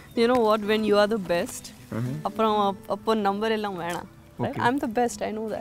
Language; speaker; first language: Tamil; non-native, local second language; Gujarati